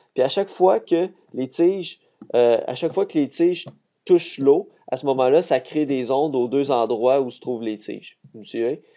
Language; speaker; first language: French; native; French